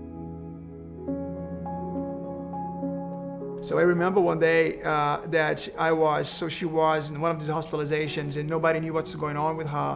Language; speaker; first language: English; non-native, fluent; Portuguese